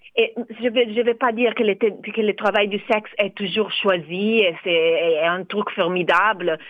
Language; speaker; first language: French; non-native, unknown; Italian